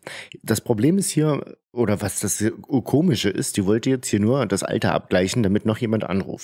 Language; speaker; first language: German; native; German